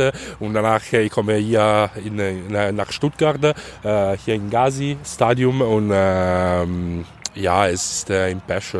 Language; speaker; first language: German; non-native, learner; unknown